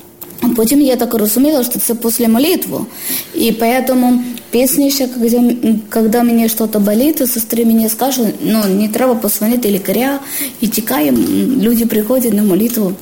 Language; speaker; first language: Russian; non-native, learner; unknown